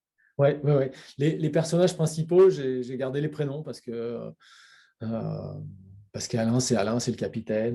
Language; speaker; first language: French; native; French